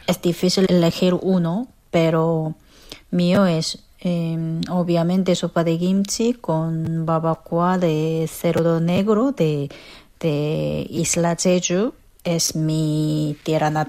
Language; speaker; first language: Spanish; non-native, fluent; Korean